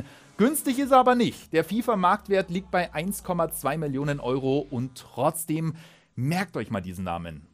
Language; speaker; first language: German; native; German